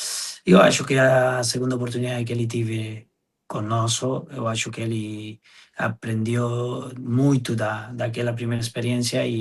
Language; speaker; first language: Portuguese; non-native, fluent; Spanish